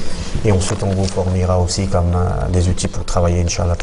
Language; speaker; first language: French; non-native, fluent; Urdu